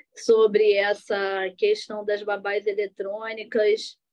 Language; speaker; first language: Portuguese; native; Portuguese